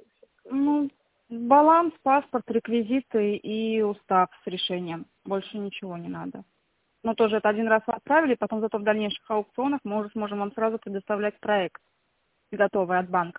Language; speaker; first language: Russian; native; Russian